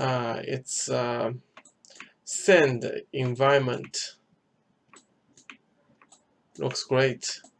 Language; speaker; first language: English; non-native, fluent; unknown